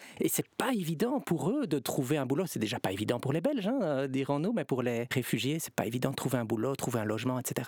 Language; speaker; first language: French; native; French